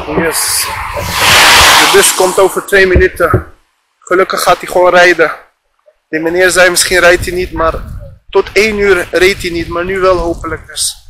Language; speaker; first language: Dutch; early bilingual, other home language; Persian